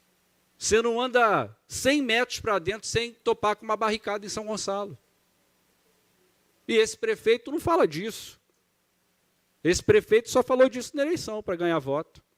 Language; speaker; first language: Portuguese; native; Portuguese